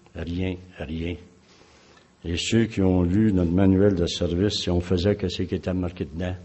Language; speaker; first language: French; native; French